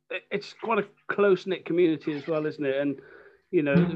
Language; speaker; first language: English; native; English